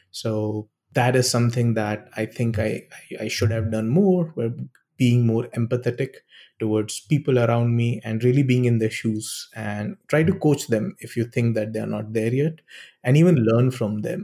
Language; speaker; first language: English; non-native, local second language; Hindi